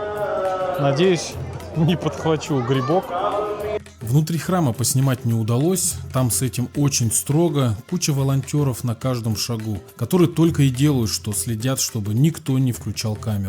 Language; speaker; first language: Russian; native; Russian